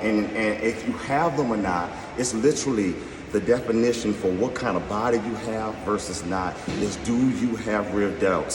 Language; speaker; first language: English; native; English